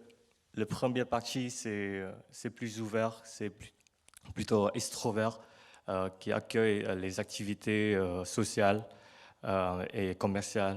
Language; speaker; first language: French; non-native, learner; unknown